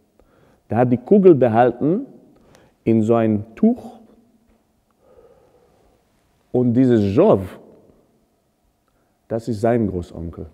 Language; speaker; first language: German; non-native, fluent; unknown